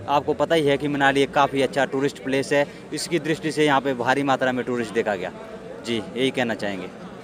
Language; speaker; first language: Hindi; native; Hindi